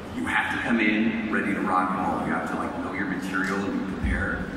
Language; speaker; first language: English; native; English